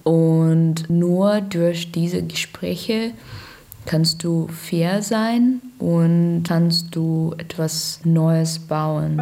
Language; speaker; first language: German; non-native, learner; Russian